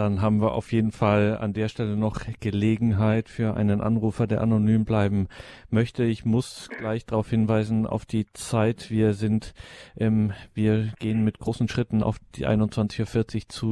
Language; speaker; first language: German; native; German